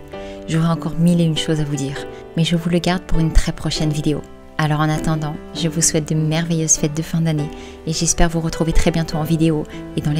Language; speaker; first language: French; native; French